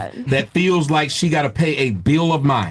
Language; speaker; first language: English; native; English